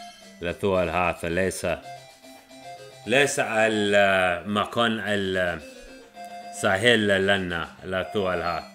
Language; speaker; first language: Arabic; non-native, learner; English